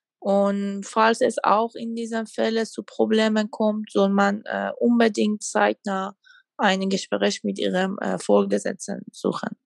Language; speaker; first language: German; non-native, fluent; Persian